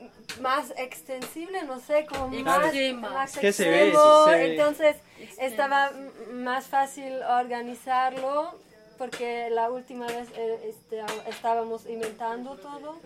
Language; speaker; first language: Spanish; non-native, learner; German